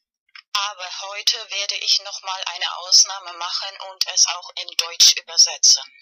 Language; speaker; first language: German; non-native, fluent; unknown